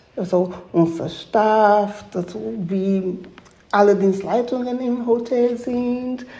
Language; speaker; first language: German; non-native, fluent; Portuguese